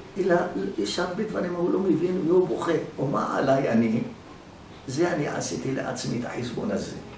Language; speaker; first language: Hebrew; early bilingual, other home language; Arabic